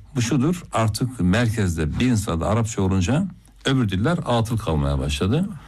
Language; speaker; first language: Turkish; non-native, local second language; Zaza